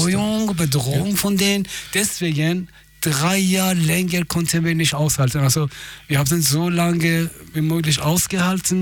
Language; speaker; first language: German; non-native, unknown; Persian